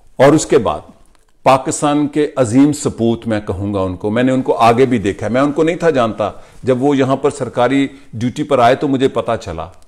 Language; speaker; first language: Urdu; non-native, local second language; Punjabi